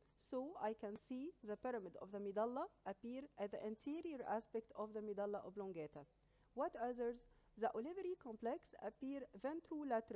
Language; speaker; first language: English; non-native, local second language; Arabic